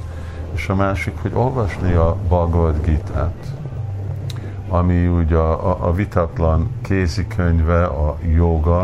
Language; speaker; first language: Hungarian; early bilingual, heritage; Hungarian